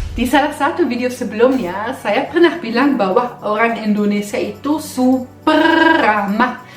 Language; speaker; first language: Indonesian; non-native, fluent; German